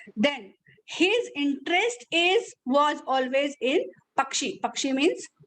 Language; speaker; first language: English; non-native, local second language; Marathi